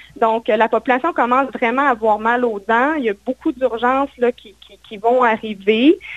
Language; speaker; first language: French; native; French